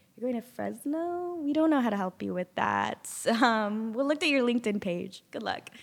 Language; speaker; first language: English; native; English